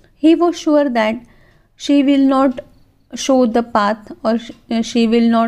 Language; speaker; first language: English; non-native, local second language; Marathi